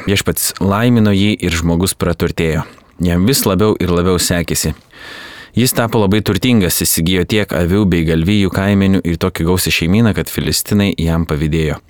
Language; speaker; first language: Lithuanian; native; Lithuanian